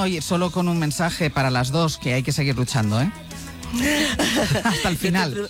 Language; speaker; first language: Spanish; native; Spanish